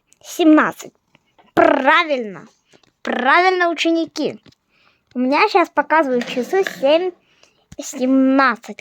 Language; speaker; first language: Russian; non-native, fluent; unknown